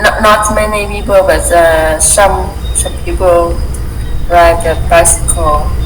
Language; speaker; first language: English; non-native, learner; Vietnamese